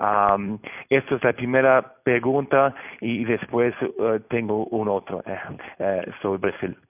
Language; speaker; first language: Spanish; non-native, fluent; Portuguese